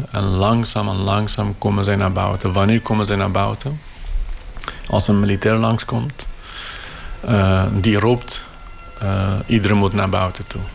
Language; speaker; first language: Dutch; non-native, fluent; Kurdish